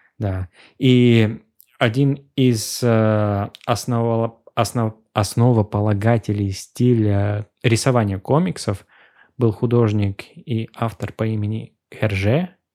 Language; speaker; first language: Russian; native; Russian